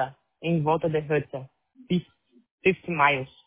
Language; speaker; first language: Spanish; non-native, learner; Portuguese